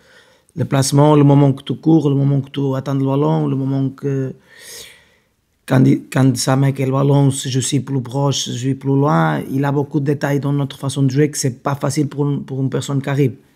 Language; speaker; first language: French; non-native, fluent; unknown